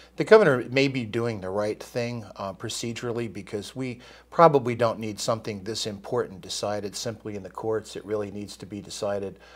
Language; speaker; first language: English; native; English